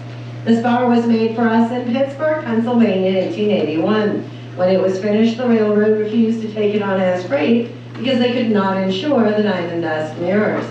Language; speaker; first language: English; native; English